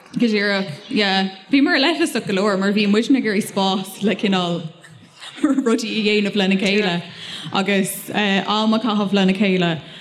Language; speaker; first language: Irish; non-native, local second language; English